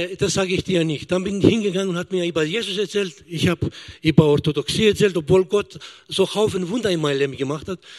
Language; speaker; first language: German; non-native, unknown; Greek